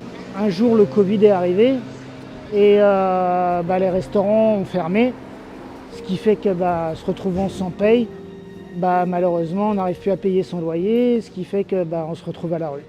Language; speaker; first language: French; native; French